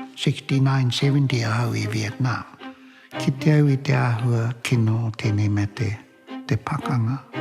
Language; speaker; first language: Māori; native; Māori